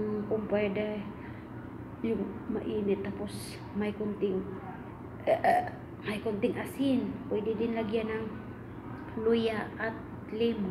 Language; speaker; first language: Filipino; non-native, local second language; Cebuano